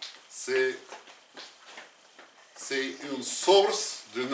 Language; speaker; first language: French; non-native, learner; Russian